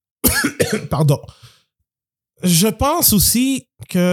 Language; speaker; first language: French; native; French